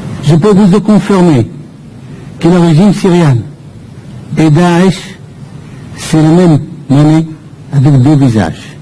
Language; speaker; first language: French; non-native, fluent; Persian